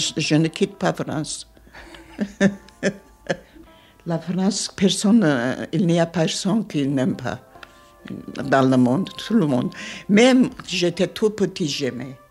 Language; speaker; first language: French; non-native, fluent; Armenian